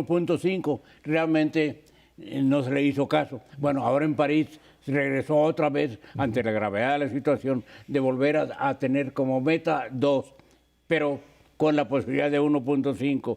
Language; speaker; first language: Spanish; native; Spanish